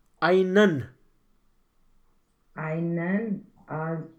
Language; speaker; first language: German; non-native, learner; Romanian